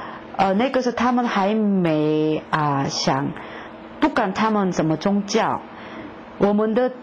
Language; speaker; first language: Chinese; non-native, fluent; Korean